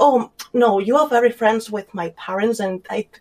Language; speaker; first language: English; non-native, fluent; Spanish